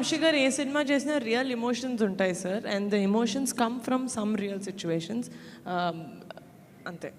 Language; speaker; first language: Telugu; native; Telugu